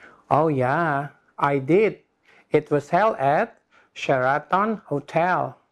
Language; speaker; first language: English; non-native, fluent; Indonesian